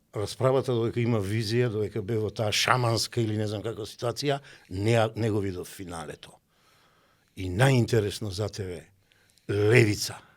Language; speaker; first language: Macedonian; native; Macedonian